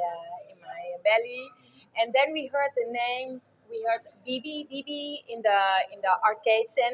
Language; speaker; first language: English; non-native, fluent; Dutch